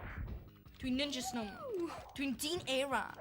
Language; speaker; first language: Welsh; non-native, local second language; English